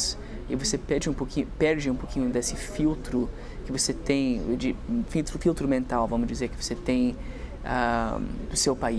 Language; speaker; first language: Portuguese; non-native, fluent; English